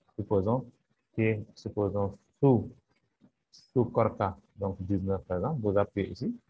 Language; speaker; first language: French; non-native, local second language; Wolof